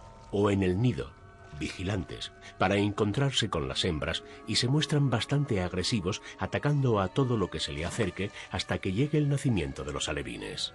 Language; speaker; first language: Spanish; native; Spanish